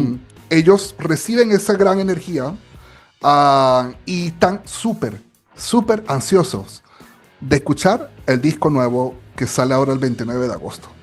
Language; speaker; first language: Spanish; native; Spanish